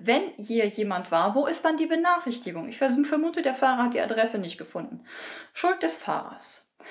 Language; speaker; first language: German; native; German